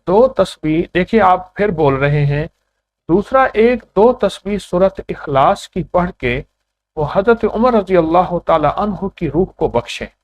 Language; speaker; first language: Urdu; non-native, local second language; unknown